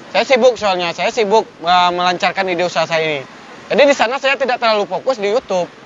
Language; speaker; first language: Indonesian; non-native, local second language; Minangkabau